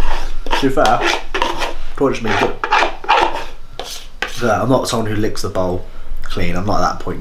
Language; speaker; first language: English; native; English